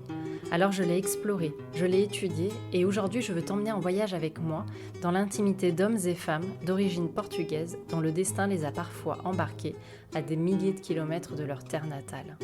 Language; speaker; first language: French; native; French